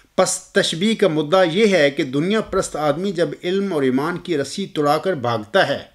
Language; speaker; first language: Urdu; native; Urdu